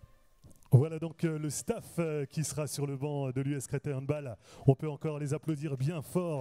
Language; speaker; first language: French; native; French